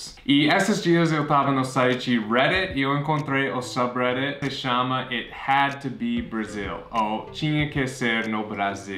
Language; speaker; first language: Portuguese; non-native, fluent; English